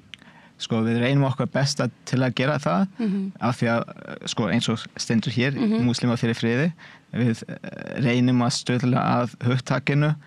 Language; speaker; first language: Icelandic; non-native, fluent; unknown